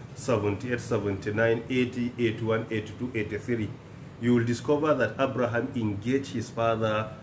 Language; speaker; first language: English; non-native, local second language; Hausa